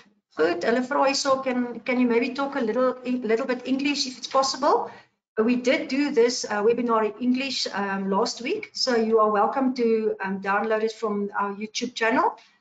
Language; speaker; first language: English; non-native, local second language; Afrikaans